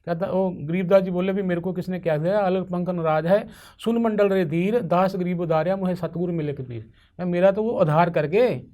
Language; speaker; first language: Hindi; non-native, local second language; Punjabi